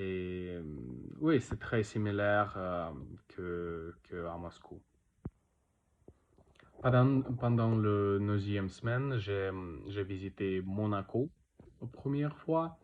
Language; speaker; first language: French; non-native, learner; Russian